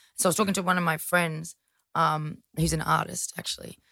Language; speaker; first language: English; native; English